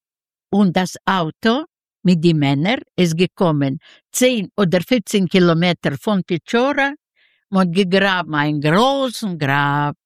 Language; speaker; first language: German; non-native, learner; Yiddish